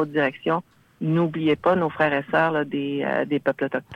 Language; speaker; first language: French; native; French